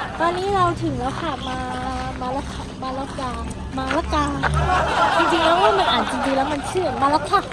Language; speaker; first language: Thai; native; Thai